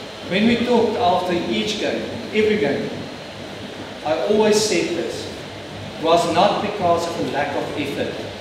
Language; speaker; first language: English; non-native, local second language; Afrikaans